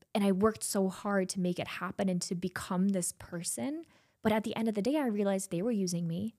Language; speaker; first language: English; non-native, fluent; German